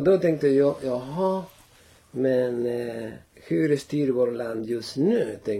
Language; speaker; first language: Swedish; non-native, fluent; Spanish